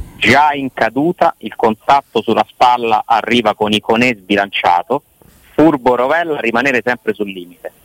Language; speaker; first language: Italian; native; Italian